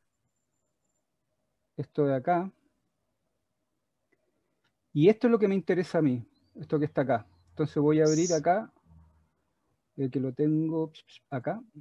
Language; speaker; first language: Spanish; native; Spanish